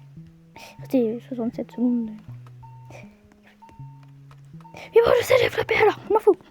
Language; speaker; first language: French; native; French